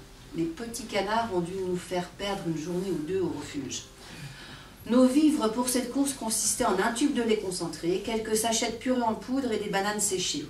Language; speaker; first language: French; native; French